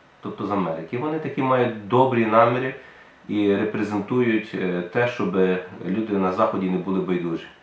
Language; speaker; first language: Ukrainian; native; Ukrainian